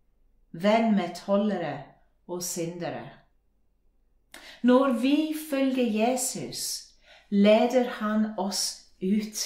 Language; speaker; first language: Norwegian; non-native, fluent; English